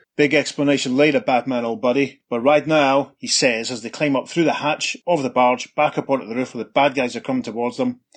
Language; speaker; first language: English; native; English